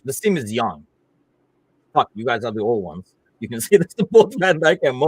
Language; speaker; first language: English; native; English